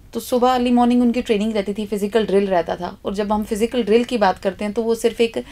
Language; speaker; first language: Hindi; native; Hindi